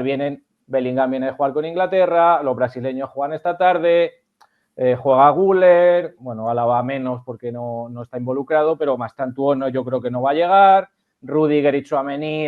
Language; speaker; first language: Spanish; native; Spanish